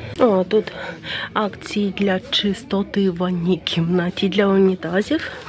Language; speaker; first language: Ukrainian; non-native, local second language; Russian